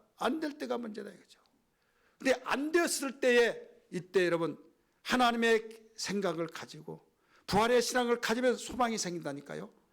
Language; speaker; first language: Korean; native; Korean